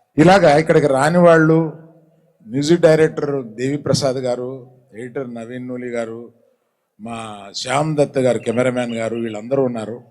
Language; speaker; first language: Telugu; native; Telugu